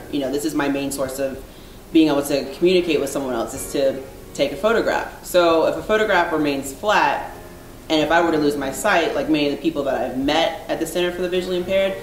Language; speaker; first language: English; native; English